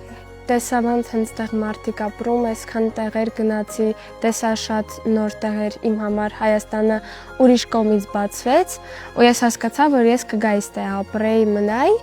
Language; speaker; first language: Armenian; early bilingual, heritage; Armenian